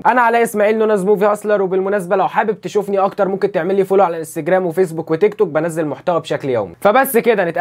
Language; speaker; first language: Arabic; native; Arabic